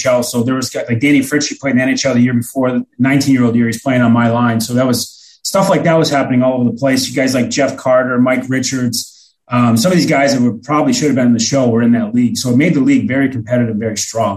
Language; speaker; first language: English; native; English